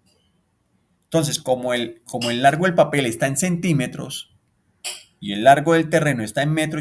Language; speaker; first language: Spanish; native; Spanish